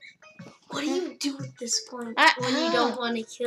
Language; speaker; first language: English; native; English